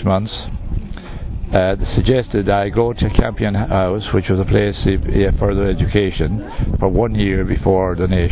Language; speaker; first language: English; native; English